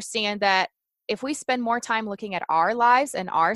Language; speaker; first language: English; non-native, fluent; Portuguese